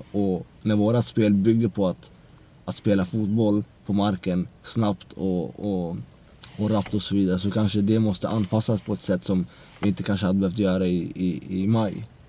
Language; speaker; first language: Swedish; early bilingual, other home language; Central Kurdish